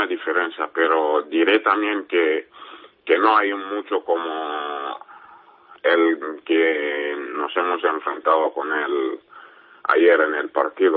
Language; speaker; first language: Spanish; non-native, learner; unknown